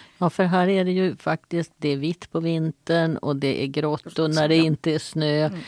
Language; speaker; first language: Swedish; native; Swedish